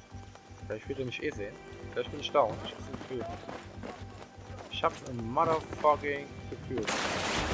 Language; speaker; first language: German; native; German